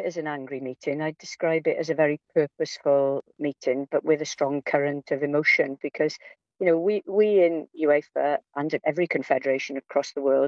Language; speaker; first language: English; native; English